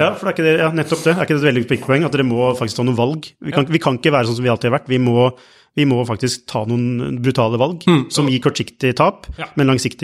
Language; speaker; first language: Norwegian; native; Norwegian